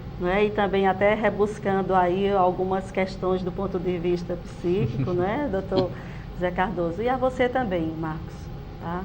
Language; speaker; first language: Portuguese; native; Portuguese